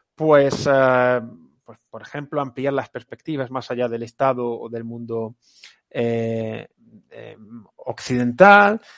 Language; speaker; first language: Spanish; native; Spanish